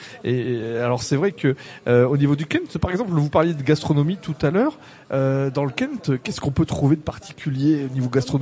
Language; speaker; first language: French; native; French